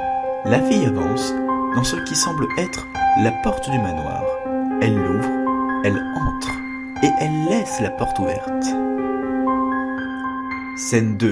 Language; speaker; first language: French; native; French